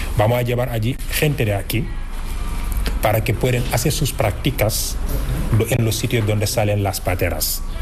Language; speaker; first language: Spanish; non-native, fluent; Wolof